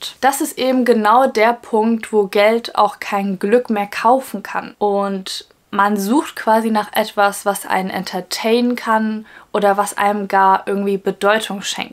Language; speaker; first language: German; native; German